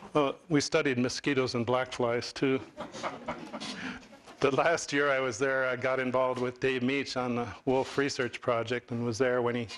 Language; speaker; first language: English; native; English